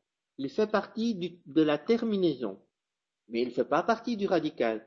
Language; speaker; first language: French; non-native, fluent; Spanish